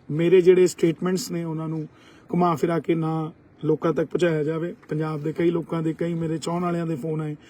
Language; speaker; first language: Hindi; native; Hindi